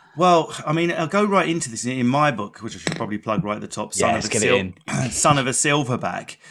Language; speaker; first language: English; native; English